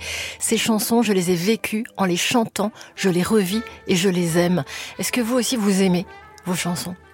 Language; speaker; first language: French; native; French